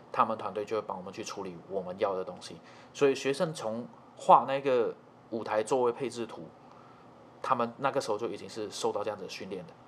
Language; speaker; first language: Chinese; native; Chinese